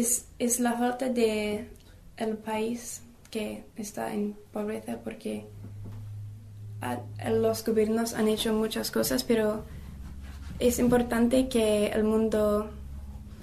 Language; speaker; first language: Spanish; non-native, learner; English